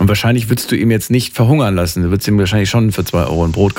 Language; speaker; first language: German; native; German